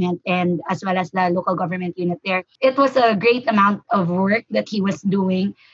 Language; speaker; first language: English; non-native, local second language; Hiligaynon